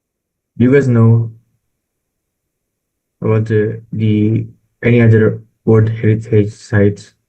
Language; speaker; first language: English; non-native, learner; Indonesian